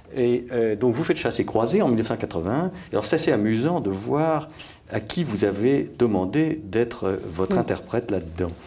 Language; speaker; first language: French; native; French